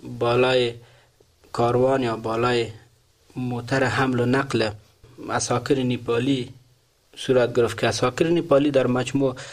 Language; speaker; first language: Persian; native; Persian